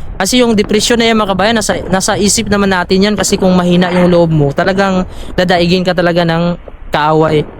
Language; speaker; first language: Filipino; non-native, local second language; Cebuano